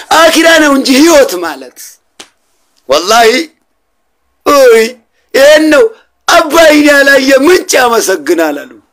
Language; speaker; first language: Amharic; non-native, local second language; Oromo